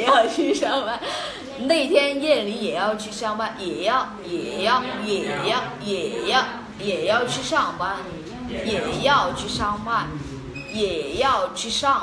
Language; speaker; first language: Chinese; non-native, fluent; Vietnamese